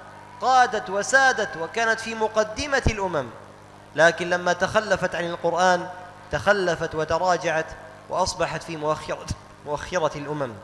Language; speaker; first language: Arabic; native; Arabic